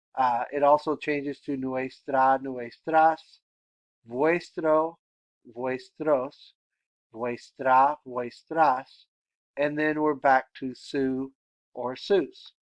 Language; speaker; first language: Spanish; non-native, fluent; English